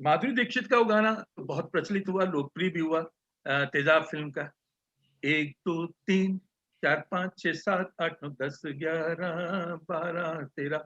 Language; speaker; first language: Hindi; native; Hindi